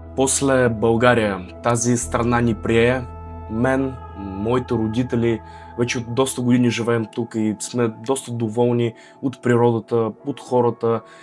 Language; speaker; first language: Bulgarian; early bilingual, other home language; Russian